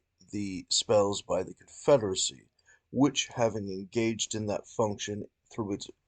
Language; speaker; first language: English; native; English